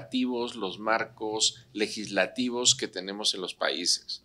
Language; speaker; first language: Spanish; native; Spanish